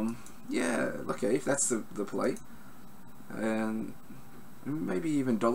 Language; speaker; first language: English; native; English